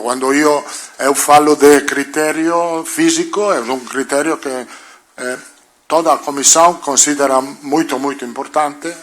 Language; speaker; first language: Portuguese; non-native, learner; Italian